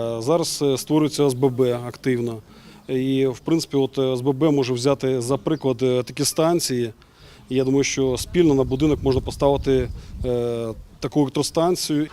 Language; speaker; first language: Ukrainian; native; Ukrainian